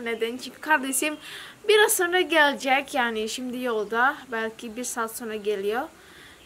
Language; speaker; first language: Turkish; non-native, learner; Indonesian